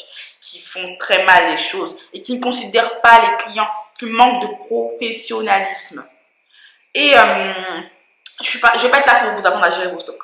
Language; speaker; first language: French; native; French